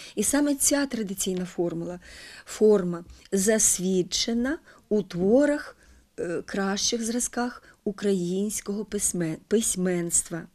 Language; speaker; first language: Ukrainian; native; Ukrainian